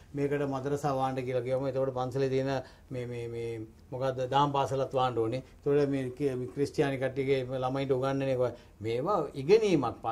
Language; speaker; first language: Sinhala; non-native, local second language; Tamil